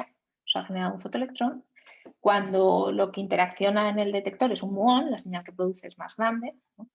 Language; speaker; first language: Spanish; native; Spanish